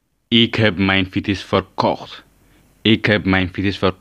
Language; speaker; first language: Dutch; non-native, learner; Tigrinya